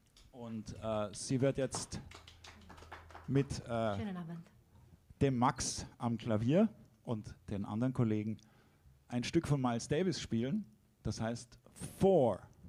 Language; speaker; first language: German; native; German